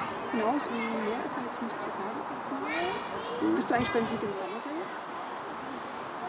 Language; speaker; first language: German; native; German